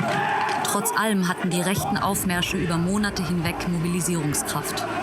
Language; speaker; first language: German; native; German